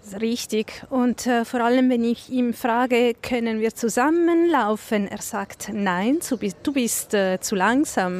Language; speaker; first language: German; non-native, local second language; Italian